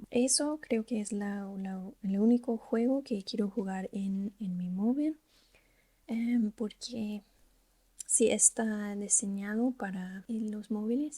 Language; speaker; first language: Spanish; non-native, learner; English